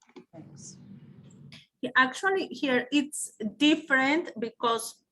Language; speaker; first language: English; non-native, learner; Spanish